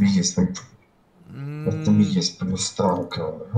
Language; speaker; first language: Russian; native; Russian